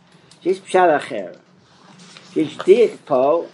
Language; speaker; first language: Hebrew; non-native, fluent; English